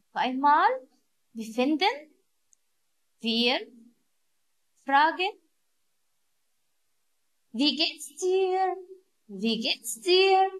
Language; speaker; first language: German; non-native, learner; Arabic